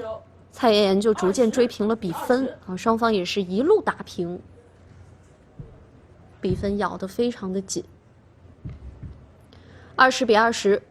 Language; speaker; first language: Chinese; native; Chinese